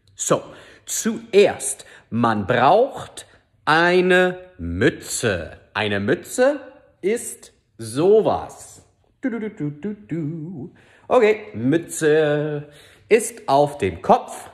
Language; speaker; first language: German; non-native, fluent; English